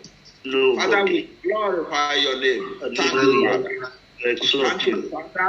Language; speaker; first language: English; non-native, local second language; Yoruba